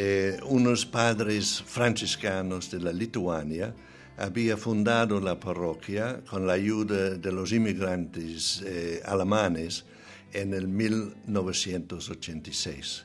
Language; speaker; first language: Spanish; non-native, fluent; English